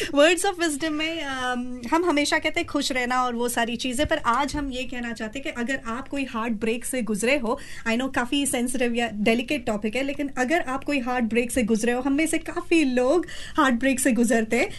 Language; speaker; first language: Hindi; non-native, local second language; Malayalam